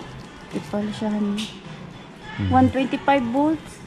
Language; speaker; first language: Filipino; native; Filipino